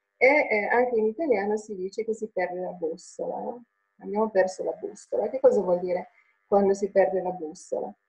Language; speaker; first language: Italian; non-native, fluent; Finnish